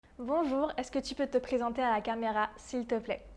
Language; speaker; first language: French; native; French